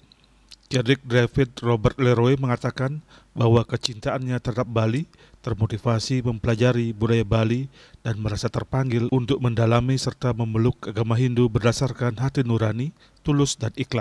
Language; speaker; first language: Indonesian; native; Indonesian